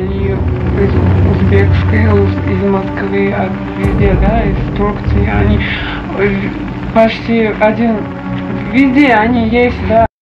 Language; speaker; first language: Russian; non-native, local second language; Uzbek